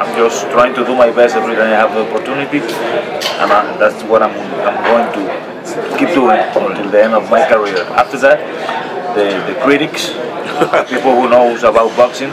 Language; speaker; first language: English; non-native, fluent; Spanish